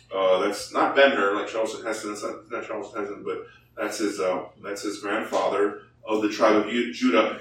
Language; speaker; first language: English; early bilingual, other home language; Korean